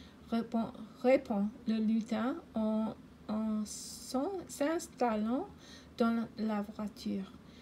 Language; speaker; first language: French; non-native, learner; English